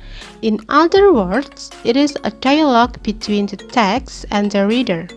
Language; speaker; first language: English; non-native, learner; Indonesian